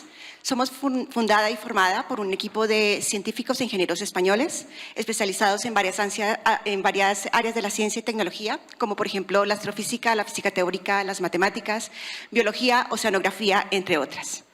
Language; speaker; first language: Spanish; native; Spanish